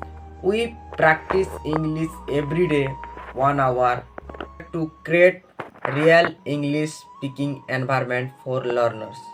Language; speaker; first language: English; non-native, local second language; Odia